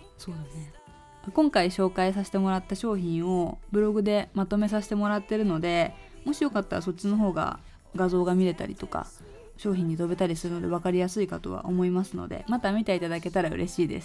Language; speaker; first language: Japanese; native; Japanese